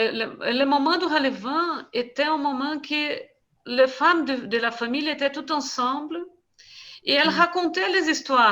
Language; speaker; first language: French; non-native, fluent; Portuguese